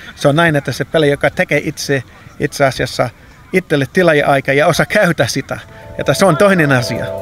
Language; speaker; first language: Finnish; non-native, fluent; English